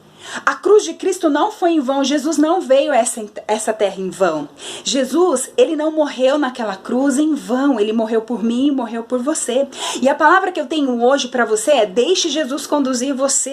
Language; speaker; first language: Portuguese; native; Portuguese